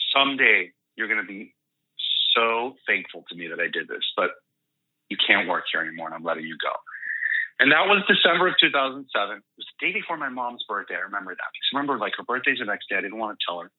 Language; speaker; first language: English; early bilingual, other home language; Spanish